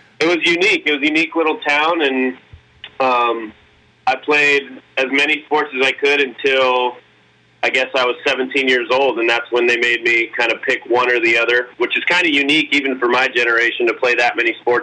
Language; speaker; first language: English; native; English